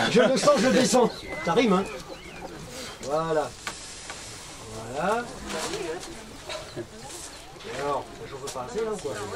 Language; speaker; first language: French; native; French